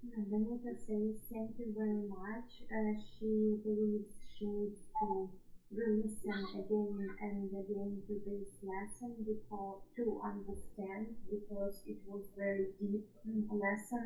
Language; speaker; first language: English; non-native, fluent; Ukrainian